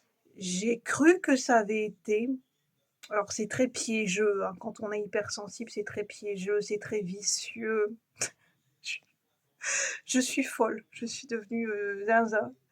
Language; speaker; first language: French; native; French